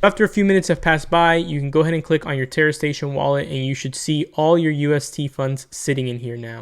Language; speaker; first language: English; native; English